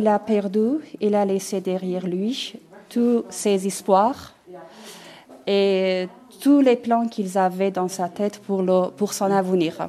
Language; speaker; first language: French; non-native, learner; Persian